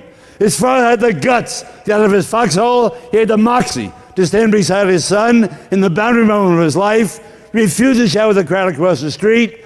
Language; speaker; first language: English; native; English